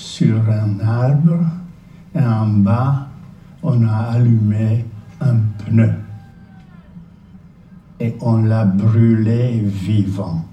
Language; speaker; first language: French; non-native, fluent; Czech